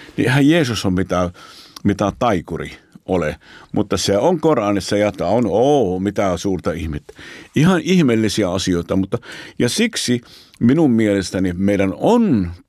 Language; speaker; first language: Finnish; non-native, fluent; Arabic